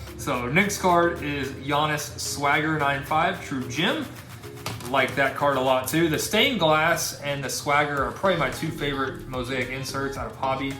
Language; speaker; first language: English; native; English